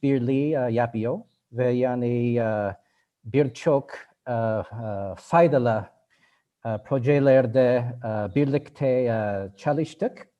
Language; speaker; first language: Turkish; non-native, learner; English